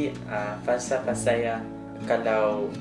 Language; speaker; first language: Indonesian; non-native, learner; English